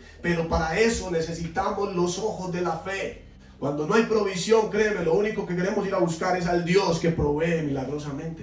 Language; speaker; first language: Spanish; native; Spanish